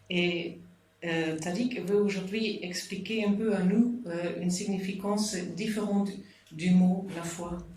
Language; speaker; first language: French; non-native, fluent; German